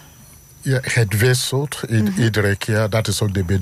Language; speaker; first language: Dutch; non-native, fluent; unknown